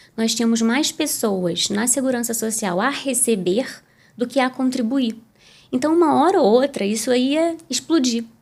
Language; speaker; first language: Portuguese; native; Portuguese